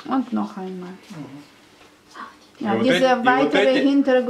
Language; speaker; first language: German; non-native, learner; Russian